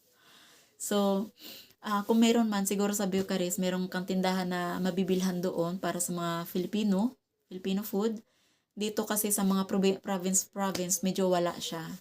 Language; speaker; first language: Filipino; non-native, local second language; Cebuano